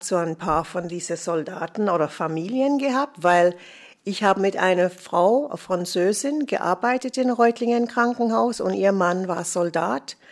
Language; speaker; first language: German; non-native, fluent; English